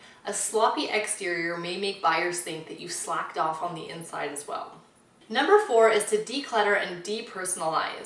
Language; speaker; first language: English; native; English